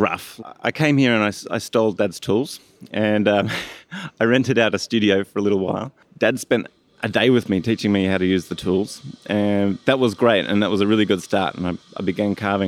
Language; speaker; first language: English; native; English